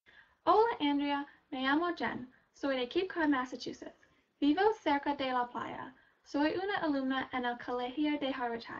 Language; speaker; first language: Spanish; non-native, learner; English